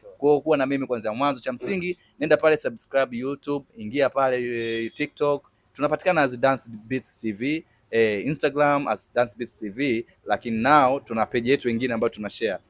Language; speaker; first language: Swahili; native; Swahili